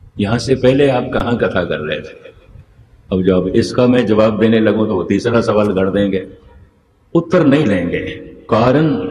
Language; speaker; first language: Hindi; non-native, local second language; Punjabi